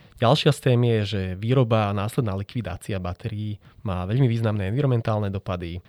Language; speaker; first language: Slovak; native; Slovak